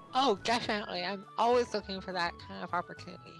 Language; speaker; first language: English; native; English